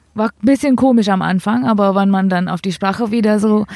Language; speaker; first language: German; non-native, fluent; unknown